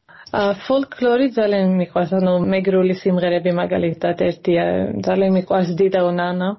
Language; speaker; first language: Georgian; early bilingual, heritage; Georgian